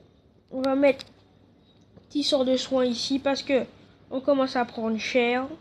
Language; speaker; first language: French; native; French